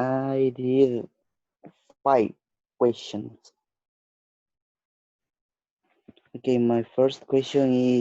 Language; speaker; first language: English; non-native, learner; Spanish